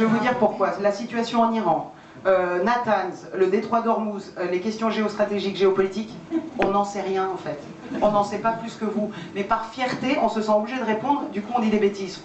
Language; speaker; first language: French; early bilingual, other home language; Persian